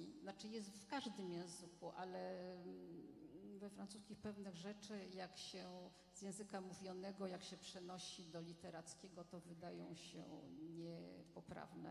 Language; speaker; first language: Polish; non-native, fluent; French